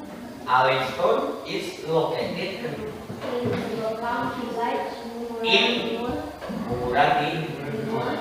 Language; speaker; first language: English; non-native, learner; Indonesian